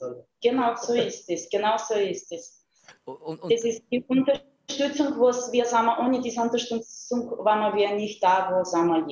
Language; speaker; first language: German; non-native, fluent; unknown